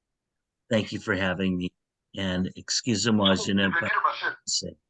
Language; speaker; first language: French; non-native, learner; English